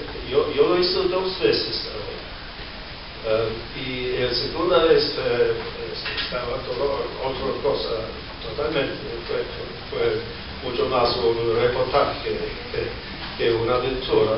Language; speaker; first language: Spanish; non-native, learner; English